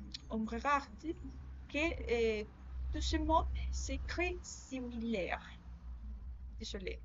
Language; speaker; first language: French; non-native, learner; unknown